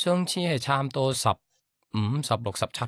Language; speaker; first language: Cantonese; non-native, learner; Thai